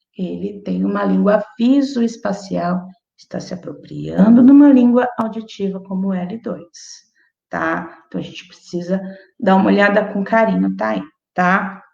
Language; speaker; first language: Portuguese; native; Portuguese